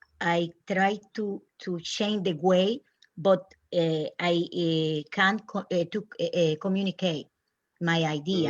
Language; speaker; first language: English; non-native, learner; Spanish